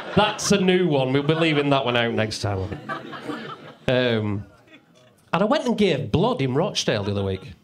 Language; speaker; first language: English; native; English